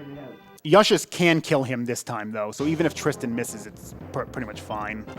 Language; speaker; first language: English; native; English